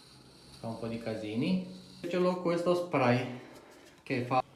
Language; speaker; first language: Italian; non-native, fluent; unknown